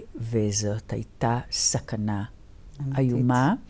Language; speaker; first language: Hebrew; early bilingual, other home language; Polish